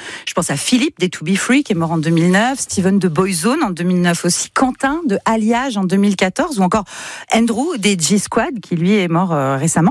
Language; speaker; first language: French; native; French